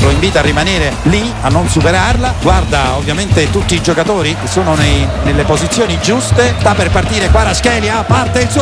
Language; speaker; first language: Italian; native; Italian